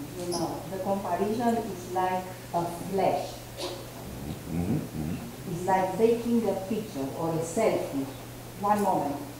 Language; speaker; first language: English; non-native, fluent; Romanian